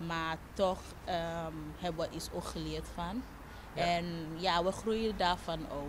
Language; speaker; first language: Dutch; non-native, fluent; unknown